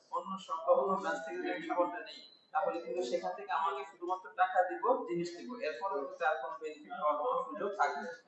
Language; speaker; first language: Bangla; native; Bangla